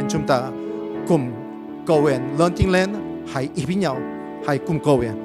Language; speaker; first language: Vietnamese; non-native, learner; Korean